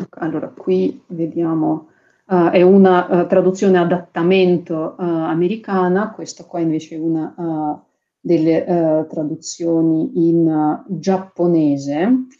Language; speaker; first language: Italian; non-native, fluent; Russian